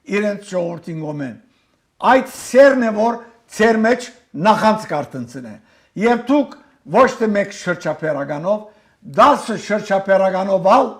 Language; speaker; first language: Armenian; native; Armenian